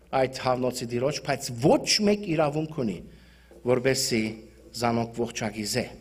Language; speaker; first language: Armenian; early bilingual, heritage; Armenian